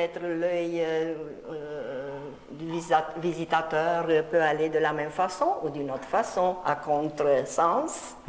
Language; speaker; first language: French; non-native, fluent; Romanian